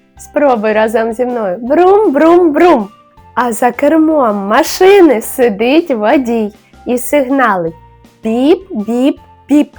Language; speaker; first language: Ukrainian; native; Ukrainian